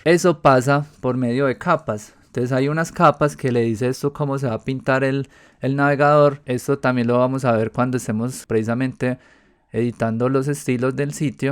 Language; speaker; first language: Spanish; native; Spanish